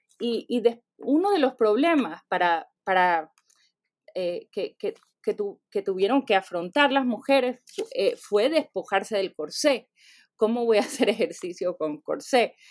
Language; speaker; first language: Spanish; native; Spanish